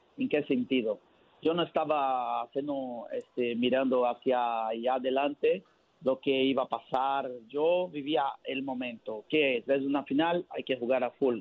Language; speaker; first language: Spanish; non-native, fluent; Portuguese